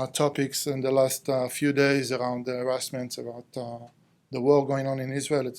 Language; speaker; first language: English; non-native, fluent; Hebrew